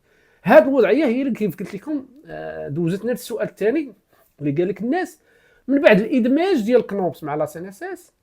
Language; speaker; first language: Arabic; native; Arabic